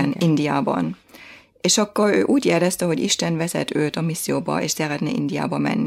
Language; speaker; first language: Hungarian; non-native, fluent; German